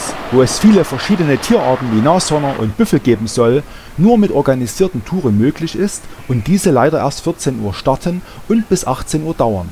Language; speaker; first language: German; native; German